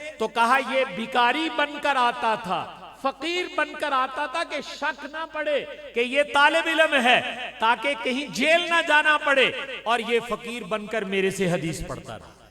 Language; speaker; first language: Urdu; non-native, local second language; Punjabi